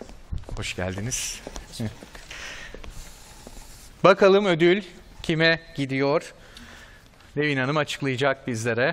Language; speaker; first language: Turkish; native; Turkish